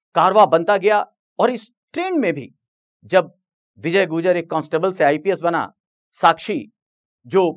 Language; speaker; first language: Hindi; native; Hindi